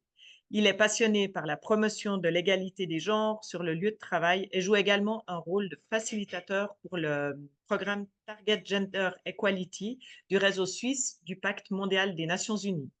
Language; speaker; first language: French; native; French